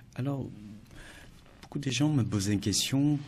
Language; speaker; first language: French; non-native, fluent; Chinese